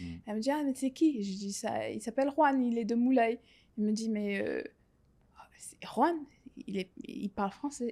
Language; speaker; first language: French; native; French